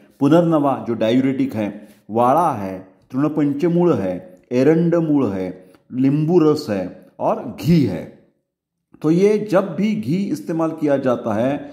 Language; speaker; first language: Hindi; non-native, local second language; Marathi